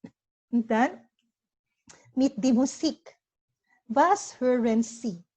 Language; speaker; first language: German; non-native, learner; Filipino